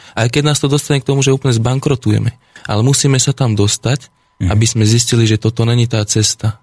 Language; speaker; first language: Slovak; native; Slovak